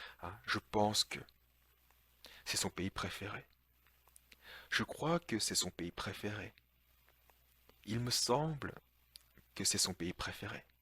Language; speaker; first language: French; non-native, fluent; Korean